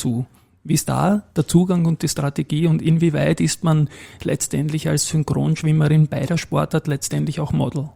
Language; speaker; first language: German; native; German